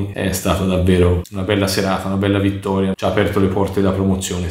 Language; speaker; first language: Italian; native; Italian